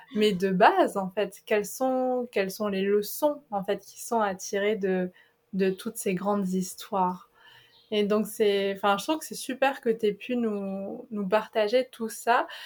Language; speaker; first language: French; native; French